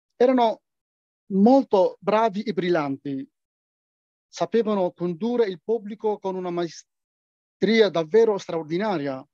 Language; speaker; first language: Italian; non-native, fluent; Persian